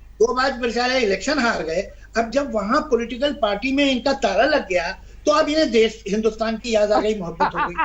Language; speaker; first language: Hindi; native; Hindi